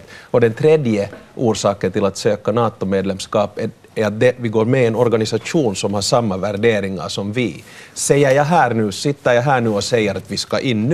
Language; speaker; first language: Swedish; native; Swedish